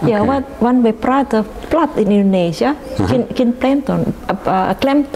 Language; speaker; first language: Dutch; non-native, learner; Indonesian